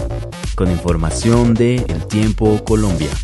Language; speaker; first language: Spanish; native; Spanish